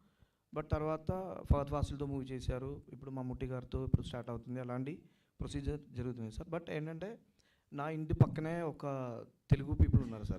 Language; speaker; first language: Telugu; non-native, local second language; Malayalam